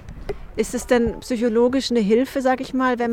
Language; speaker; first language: German; native; German